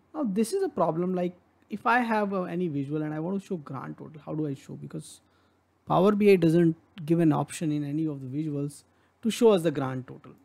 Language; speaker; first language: English; non-native, local second language; Hindi